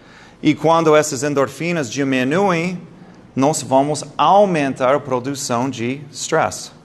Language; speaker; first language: Portuguese; non-native, fluent; English